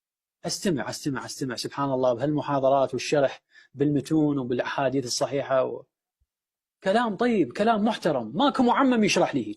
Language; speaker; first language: Arabic; native; Arabic